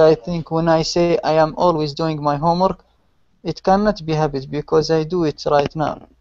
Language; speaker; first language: English; non-native, learner; Arabic